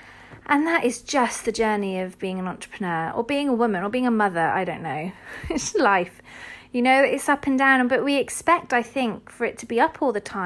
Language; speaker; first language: English; native; English